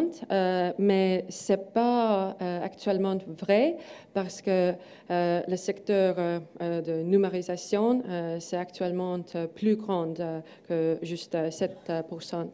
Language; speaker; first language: French; non-native, learner; Estonian